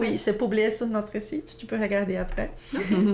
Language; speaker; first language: French; non-native, fluent; Portuguese